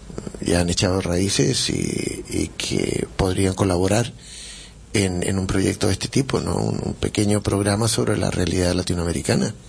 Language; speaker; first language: Spanish; native; Spanish